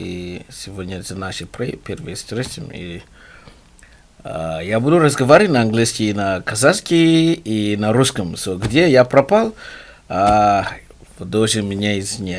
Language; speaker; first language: Russian; non-native, learner; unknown